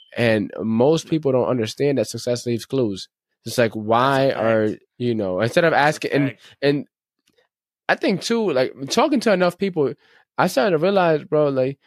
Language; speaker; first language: English; native; English